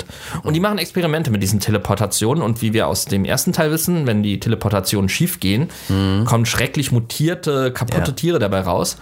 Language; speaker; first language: German; native; German